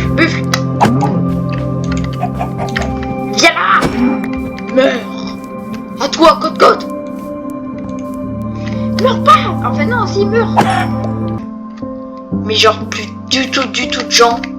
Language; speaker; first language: French; native; French